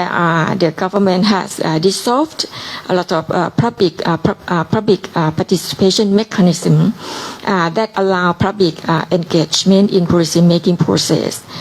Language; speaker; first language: English; non-native, fluent; Thai